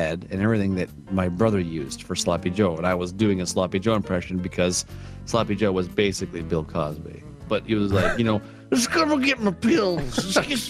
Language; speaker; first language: English; native; English